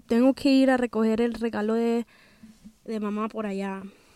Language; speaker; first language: Spanish; early bilingual, heritage; Spanish